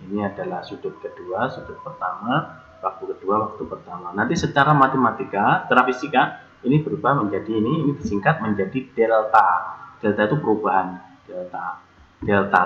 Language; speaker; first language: Indonesian; native; Indonesian